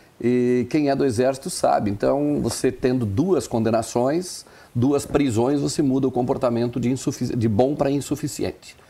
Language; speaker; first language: Portuguese; non-native, local second language; German